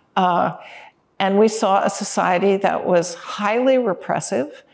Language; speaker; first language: English; native; English